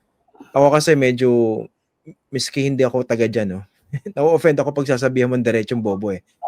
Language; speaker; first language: Filipino; native; Filipino